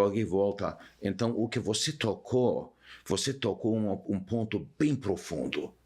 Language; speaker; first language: Portuguese; non-native, fluent; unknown